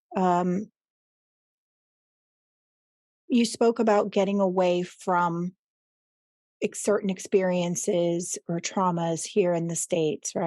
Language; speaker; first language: English; early bilingual, other home language; Spanish